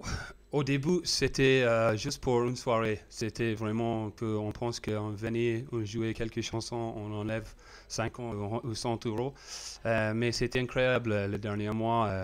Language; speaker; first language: French; non-native, learner; English